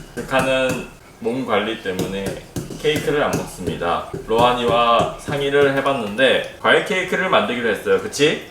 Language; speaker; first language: Korean; native; Korean